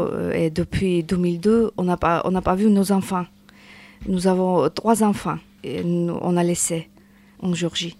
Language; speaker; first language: French; non-native, learner; Georgian